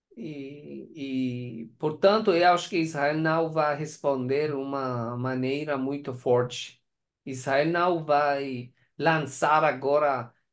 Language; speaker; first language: Portuguese; non-native, fluent; Persian